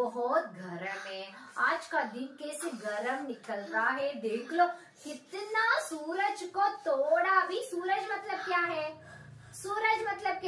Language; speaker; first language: Hindi; non-native, local second language; Tamil